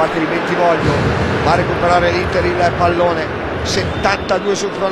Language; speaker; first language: Italian; native; Italian